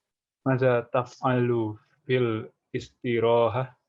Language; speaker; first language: Arabic; non-native, learner; Indonesian